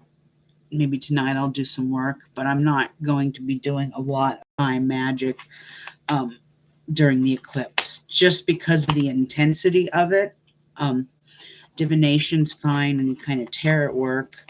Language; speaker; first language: English; native; English